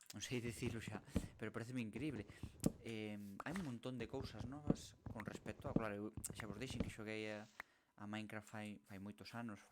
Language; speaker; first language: Galician; non-native, local second language; Spanish